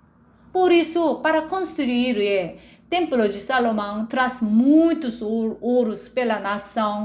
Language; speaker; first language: Portuguese; non-native, learner; Korean